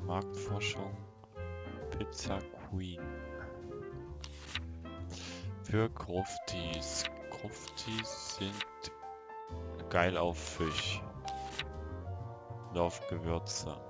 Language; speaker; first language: German; native; German